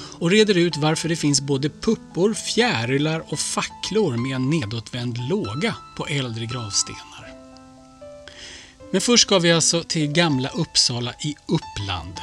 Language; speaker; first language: Swedish; native; Swedish